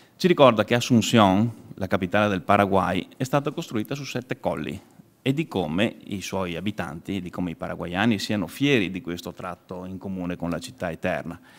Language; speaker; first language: Italian; native; Italian